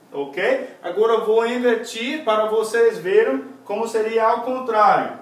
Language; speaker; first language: Portuguese; non-native, fluent; English